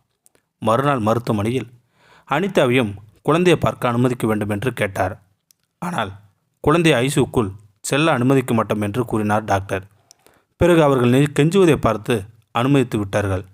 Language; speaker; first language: Tamil; native; Tamil